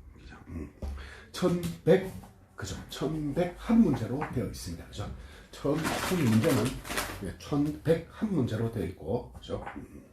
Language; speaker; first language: Korean; native; Korean